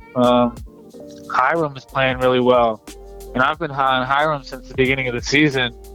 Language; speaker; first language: English; native; English